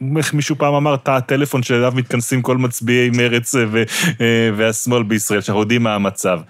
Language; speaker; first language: Hebrew; native; Hebrew